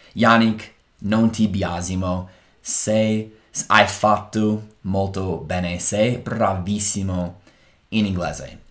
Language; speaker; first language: Italian; non-native, fluent; English